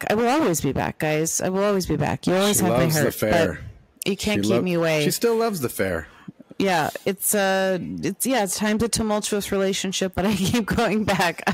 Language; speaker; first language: English; native; English